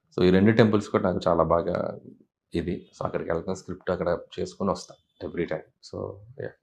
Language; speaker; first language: Telugu; native; Telugu